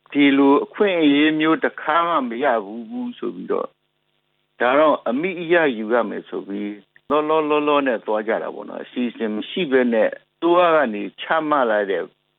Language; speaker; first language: Burmese; non-native, local second language; S'gaw Karen